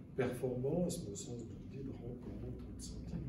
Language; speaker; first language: French; native; French